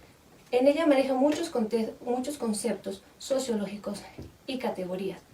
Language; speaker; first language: Spanish; native; Spanish